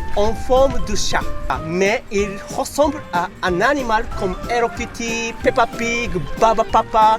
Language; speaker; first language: French; non-native, learner; Japanese